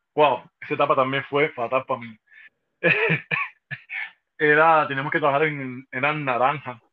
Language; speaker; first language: Spanish; native; Spanish